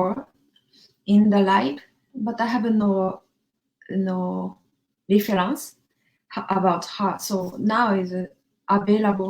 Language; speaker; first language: English; non-native, learner; Japanese